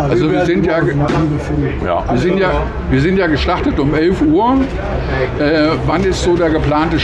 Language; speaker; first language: German; native; German